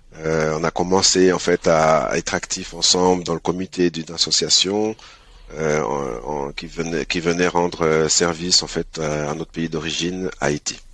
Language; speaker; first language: French; early bilingual, other home language; Haitian Creole